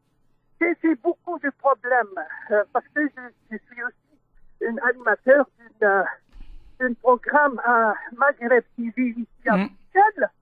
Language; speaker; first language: French; non-native, local second language; Dutch